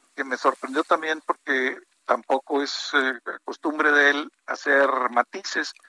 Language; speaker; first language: Spanish; native; Spanish